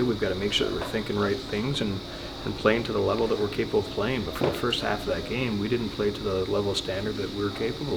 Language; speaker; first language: English; native; English